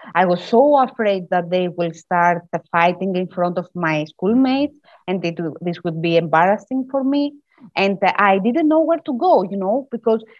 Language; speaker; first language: English; non-native, fluent; Greek